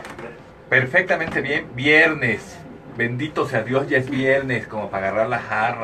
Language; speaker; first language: Spanish; native; Spanish